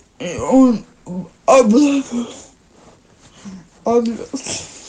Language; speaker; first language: Spanish; non-native, learner; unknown